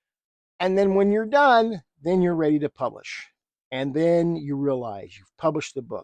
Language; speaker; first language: English; native; English